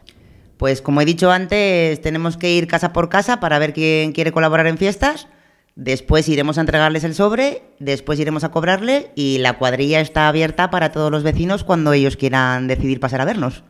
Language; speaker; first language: Spanish; native; Spanish